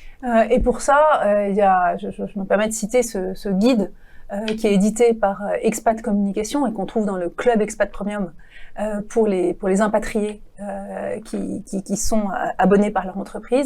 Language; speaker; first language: French; native; French